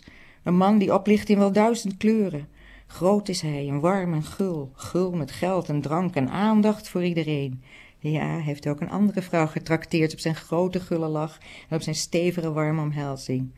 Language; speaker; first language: Dutch; native; Dutch